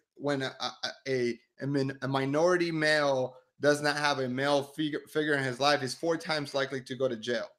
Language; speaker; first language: English; early bilingual, other home language; Spanish